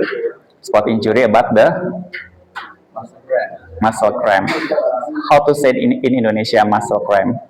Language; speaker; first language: English; non-native, fluent; Indonesian